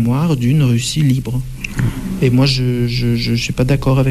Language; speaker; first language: French; non-native, fluent; Russian